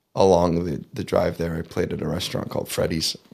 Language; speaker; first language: English; native; English